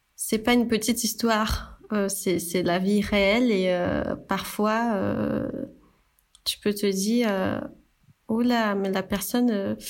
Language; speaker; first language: French; non-native, fluent; Portuguese